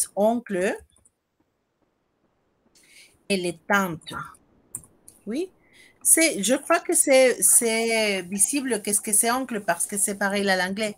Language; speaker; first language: French; non-native, fluent; Spanish